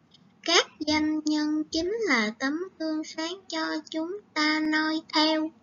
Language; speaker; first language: Vietnamese; native; Vietnamese